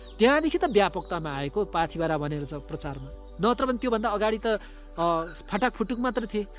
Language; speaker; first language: Nepali; non-native, local second language; Limburgish